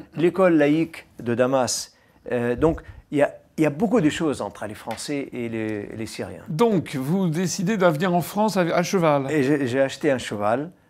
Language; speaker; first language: French; non-native, fluent; Arabic